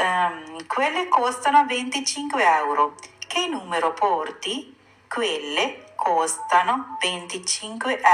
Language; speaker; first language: Italian; non-native, fluent; Sinhala